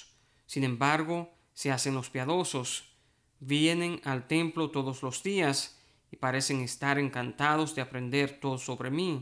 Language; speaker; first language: Spanish; native; Spanish